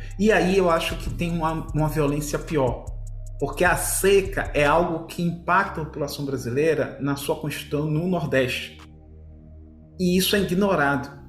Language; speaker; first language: Portuguese; native; Portuguese